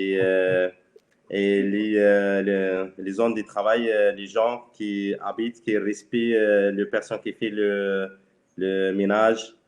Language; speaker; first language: French; non-native, learner; Spanish